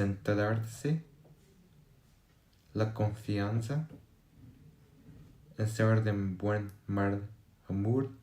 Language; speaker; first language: Spanish; non-native, learner; English